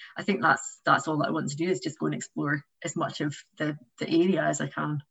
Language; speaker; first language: English; native; English